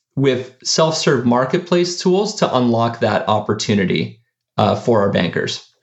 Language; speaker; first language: English; early bilingual, other home language; Spanish